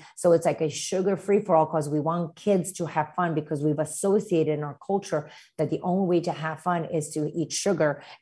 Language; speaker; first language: English; early bilingual, other home language; Romanian